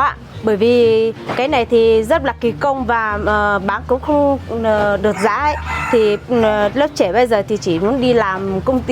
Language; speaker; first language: Vietnamese; non-native, local second language; Hmong